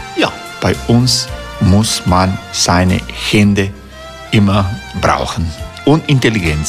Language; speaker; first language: German; non-native, learner; Croatian